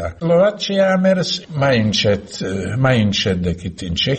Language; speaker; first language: Romanian; non-native, learner; Slovak